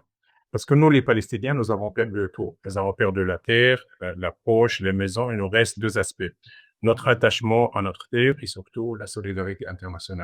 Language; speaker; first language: French; non-native, fluent; Arabic